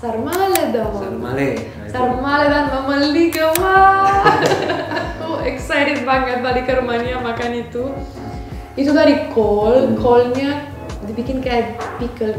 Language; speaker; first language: Indonesian; non-native, fluent; Romanian